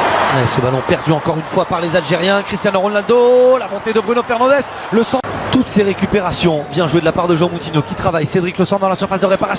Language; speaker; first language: French; native; French